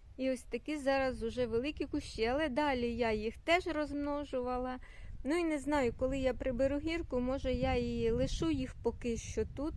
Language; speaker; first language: Ukrainian; non-native, local second language; Russian